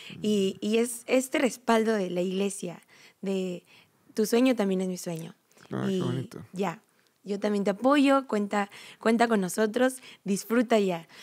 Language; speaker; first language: Spanish; native; Spanish